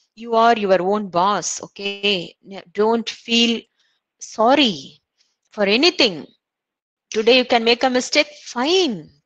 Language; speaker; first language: English; non-native, local second language; Tamil